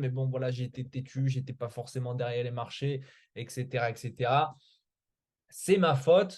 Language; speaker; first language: French; native; French